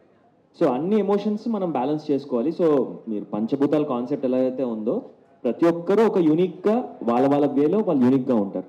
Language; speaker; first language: Telugu; native; Telugu